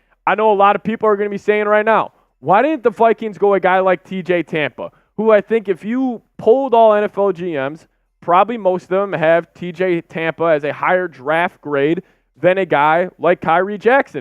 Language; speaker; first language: English; native; English